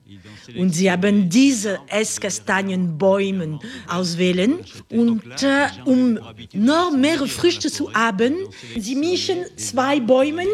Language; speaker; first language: German; non-native, learner; French